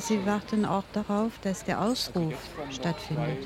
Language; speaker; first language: German; native; German